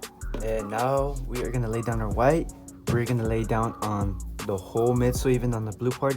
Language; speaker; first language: English; native; English